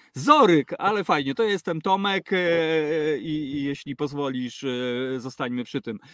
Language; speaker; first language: Polish; native; Polish